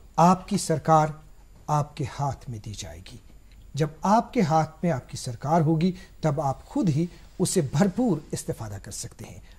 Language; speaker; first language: Hindi; non-native, local second language; Kashmiri